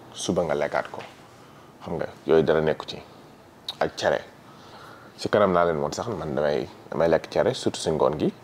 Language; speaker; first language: Wolof; early bilingual, heritage; Wolof